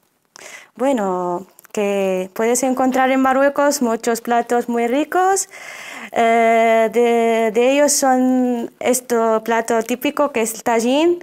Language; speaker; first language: Spanish; non-native, fluent; Arabic